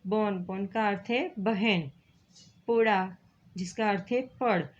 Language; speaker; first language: Hindi; non-native, local second language; Gujarati